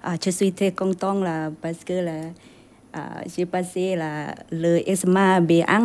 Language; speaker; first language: French; non-native, learner; Thai